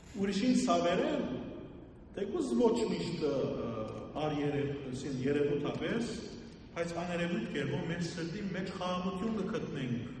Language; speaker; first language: Armenian; early bilingual, heritage; Armenian